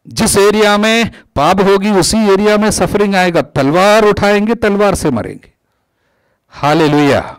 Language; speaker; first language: Hindi; non-native, local second language; Malayalam